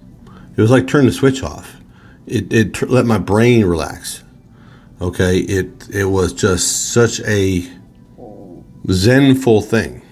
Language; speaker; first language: English; native; English